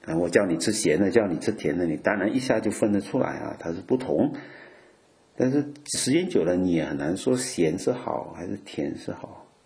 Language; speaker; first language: Chinese; native; Chinese